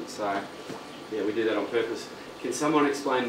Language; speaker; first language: English; native; English